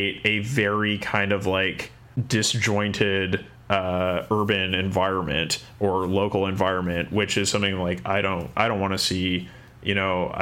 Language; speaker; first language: English; native; English